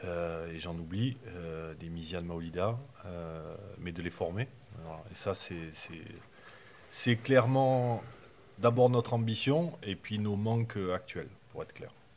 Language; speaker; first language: French; native; French